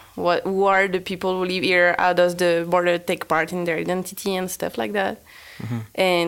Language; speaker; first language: English; non-native, fluent; French